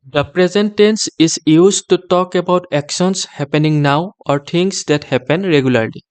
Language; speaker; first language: English; non-native, local second language; Assamese